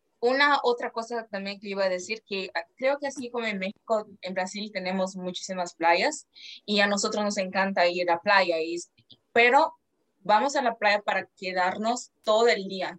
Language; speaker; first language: Spanish; non-native, fluent; Portuguese